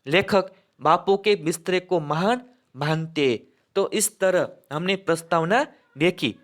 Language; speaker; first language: Hindi; non-native, local second language; Gujarati